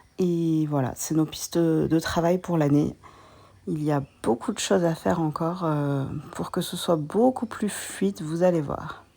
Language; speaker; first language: French; native; French